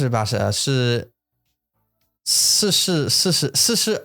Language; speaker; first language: Chinese; non-native, learner; English